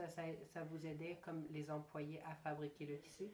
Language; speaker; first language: French; native; French